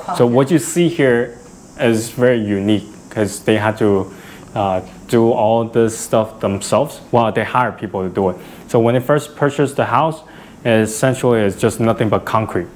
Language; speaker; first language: English; non-native, fluent; Chinese